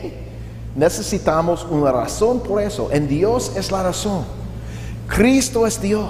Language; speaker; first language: Spanish; non-native, learner; English